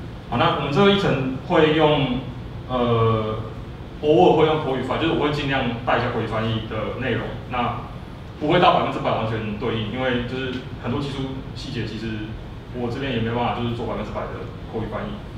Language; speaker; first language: Chinese; native; Chinese